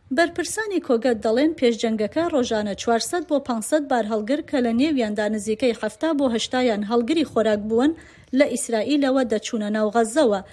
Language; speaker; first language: Central Kurdish; native; Central Kurdish